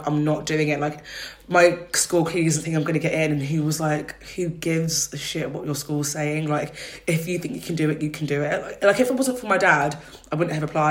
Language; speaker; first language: English; native; English